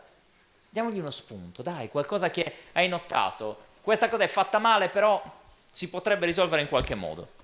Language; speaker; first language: Italian; native; Italian